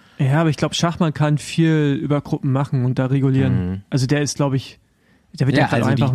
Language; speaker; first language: German; native; German